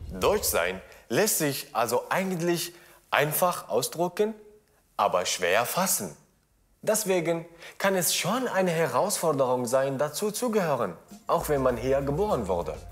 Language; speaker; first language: German; non-native, fluent; Arabic